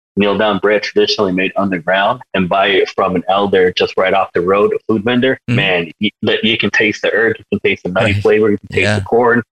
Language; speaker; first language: English; native; English